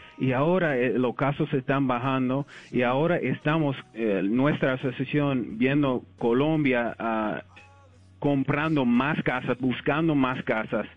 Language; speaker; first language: Spanish; early bilingual, heritage; English